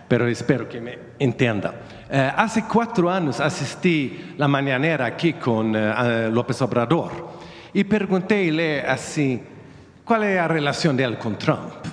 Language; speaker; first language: Spanish; non-native, fluent; Swedish